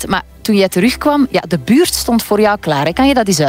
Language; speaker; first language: Dutch; native; Dutch